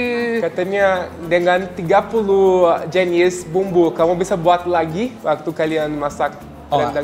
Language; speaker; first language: Indonesian; non-native, fluent; Portuguese